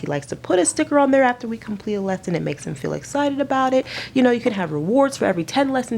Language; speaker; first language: English; native; English